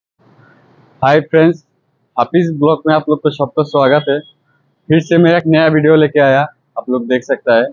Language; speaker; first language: Hindi; non-native, local second language; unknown